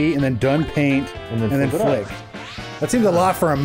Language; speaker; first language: English; native; English